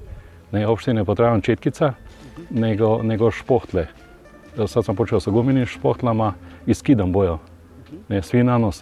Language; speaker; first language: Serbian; non-native, learner; Slovenian